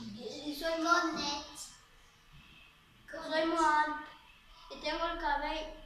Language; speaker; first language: Spanish; non-native, learner; Romanian